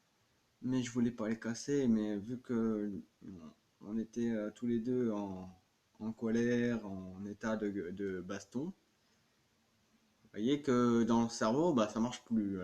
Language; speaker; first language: French; native; French